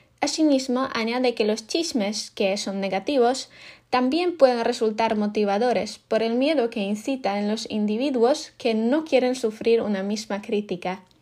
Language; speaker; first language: Spanish; non-native, fluent; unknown